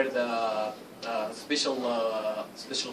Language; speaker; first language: English; non-native, learner; Arabic